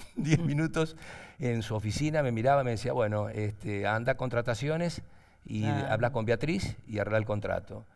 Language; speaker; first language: Spanish; native; Spanish